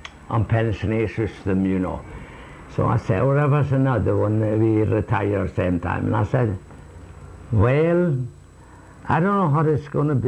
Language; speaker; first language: English; non-native, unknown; Swedish